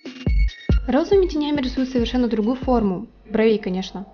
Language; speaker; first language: Russian; native; Russian